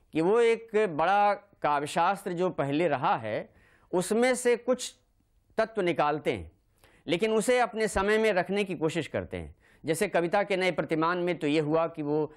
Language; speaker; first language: Hindi; native; Hindi